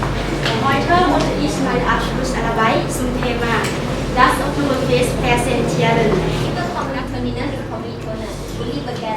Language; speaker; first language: German; non-native, learner; Lao